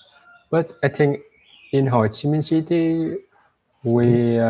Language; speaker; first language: English; non-native, learner; Vietnamese